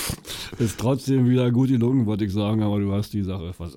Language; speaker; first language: German; native; German